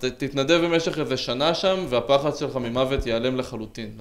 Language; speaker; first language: Hebrew; native; Hebrew